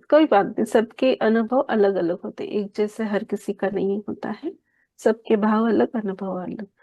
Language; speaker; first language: Hindi; non-native, local second language; Marathi